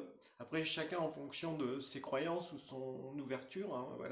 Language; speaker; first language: French; native; French